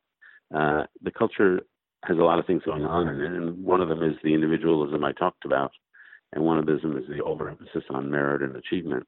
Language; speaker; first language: English; native; English